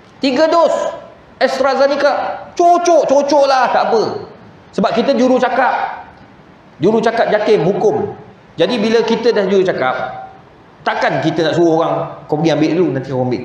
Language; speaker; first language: Malay; native; Malay